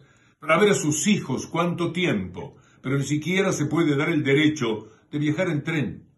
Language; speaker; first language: Spanish; native; Spanish